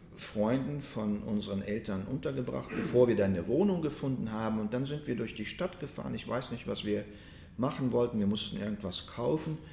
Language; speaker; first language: German; early bilingual, other home language; Russian